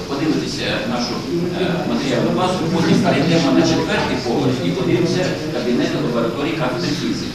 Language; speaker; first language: Ukrainian; native; Ukrainian